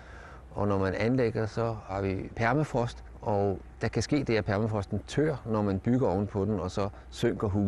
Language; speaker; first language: Danish; native; Danish